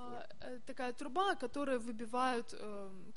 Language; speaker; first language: Russian; native; Russian